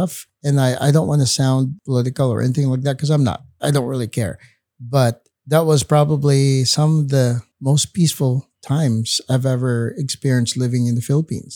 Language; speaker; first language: English; non-native, local second language; Hiligaynon